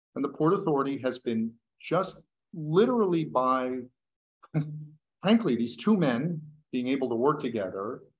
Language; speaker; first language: English; native; English